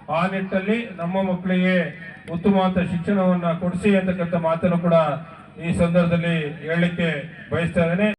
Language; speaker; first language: Kannada; native; Kannada